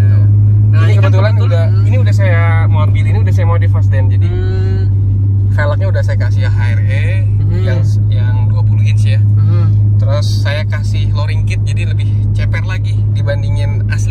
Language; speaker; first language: Indonesian; native; Indonesian